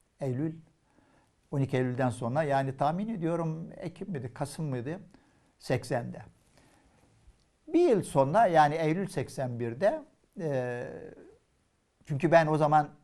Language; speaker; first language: Turkish; non-native, fluent; Arabic